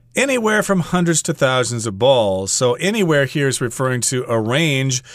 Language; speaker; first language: English; native; English